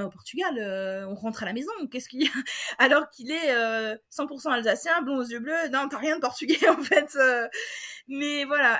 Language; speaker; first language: French; native; French